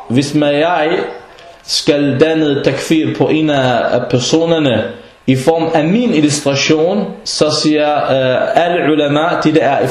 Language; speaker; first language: Danish; non-native, fluent; Arabic